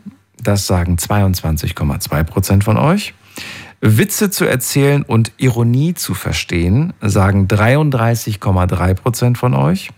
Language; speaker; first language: German; native; German